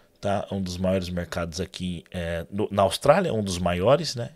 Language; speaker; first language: Portuguese; native; Portuguese